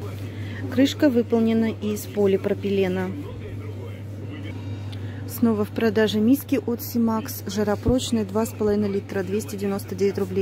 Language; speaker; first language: Russian; native; Russian